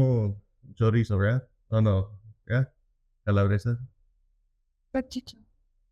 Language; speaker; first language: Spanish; non-native, learner; English